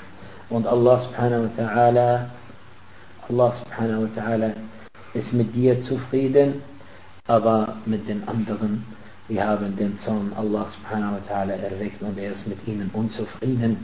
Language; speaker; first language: German; non-native, fluent; Arabic